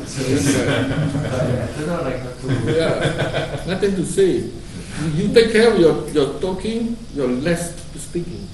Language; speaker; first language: English; non-native, learner; Burmese